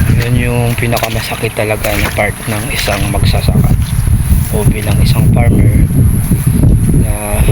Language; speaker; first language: Filipino; non-native, local second language; Aklanon